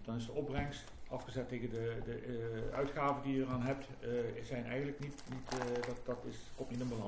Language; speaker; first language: Dutch; native; Dutch